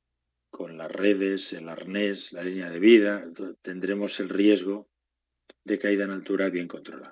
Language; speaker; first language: Spanish; native; Spanish